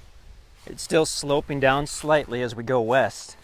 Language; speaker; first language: English; native; English